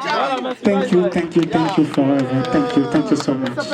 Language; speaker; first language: English; non-native, learner; Lingala